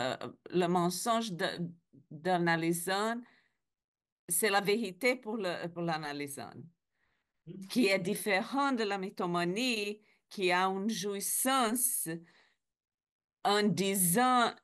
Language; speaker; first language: French; non-native, learner; Spanish